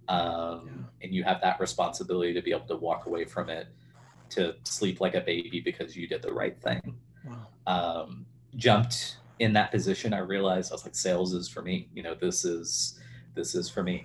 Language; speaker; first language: English; native; English